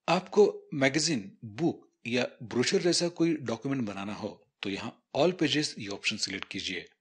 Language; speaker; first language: Hindi; non-native, local second language; Marathi